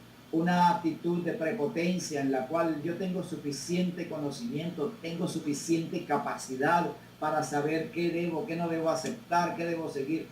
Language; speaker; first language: Spanish; native; Spanish